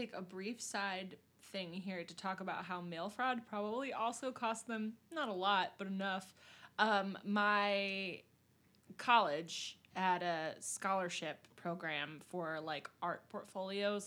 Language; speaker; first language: English; native; English